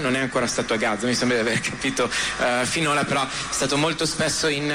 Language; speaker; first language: Italian; native; Italian